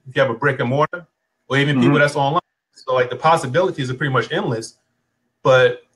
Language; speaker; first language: English; native; English